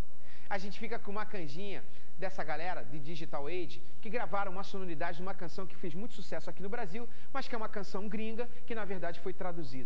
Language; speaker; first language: Portuguese; native; Portuguese